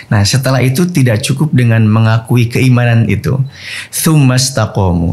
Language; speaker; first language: Indonesian; native; Indonesian